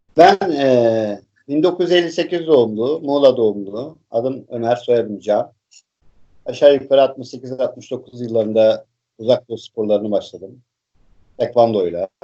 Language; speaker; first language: Turkish; native; Turkish